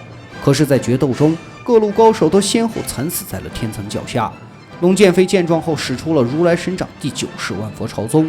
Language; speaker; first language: Chinese; native; Chinese